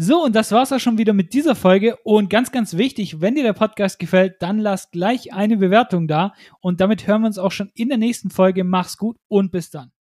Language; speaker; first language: German; native; German